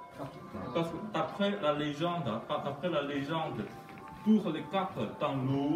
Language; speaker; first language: French; non-native, fluent; Chinese